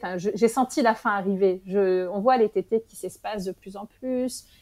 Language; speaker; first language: French; native; French